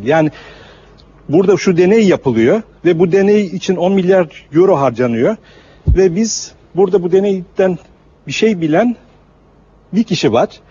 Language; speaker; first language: Turkish; native; Turkish